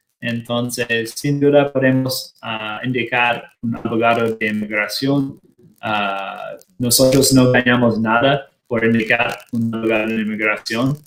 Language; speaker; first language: Spanish; non-native, fluent; Portuguese